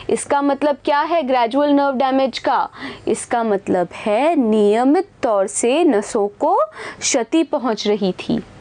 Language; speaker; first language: Hindi; native; Hindi